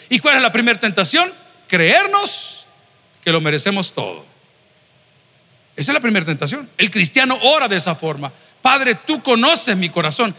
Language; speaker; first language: Spanish; native; Spanish